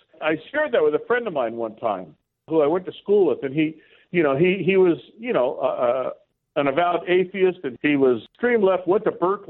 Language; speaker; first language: English; native; English